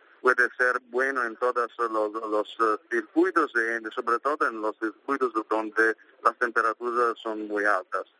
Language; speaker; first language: Spanish; non-native, learner; Italian